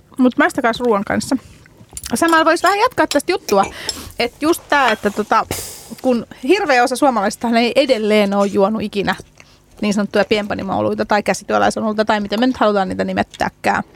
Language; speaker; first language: Finnish; non-native, fluent; Hungarian